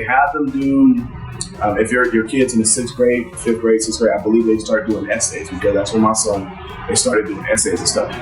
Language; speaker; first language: English; native; English